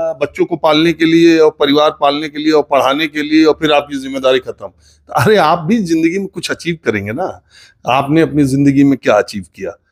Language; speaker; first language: Hindi; native; Hindi